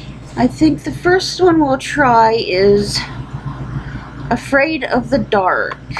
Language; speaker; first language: English; native; English